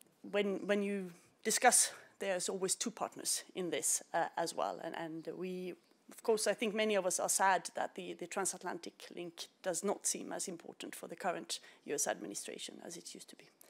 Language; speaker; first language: English; non-native, fluent; Swedish